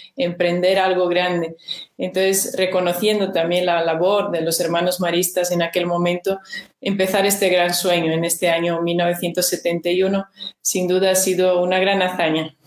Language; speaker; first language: Spanish; non-native, fluent; Portuguese